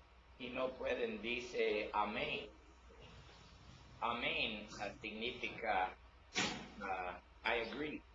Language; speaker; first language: Spanish; non-native, learner; English